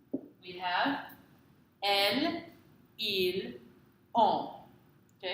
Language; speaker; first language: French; non-native, fluent; English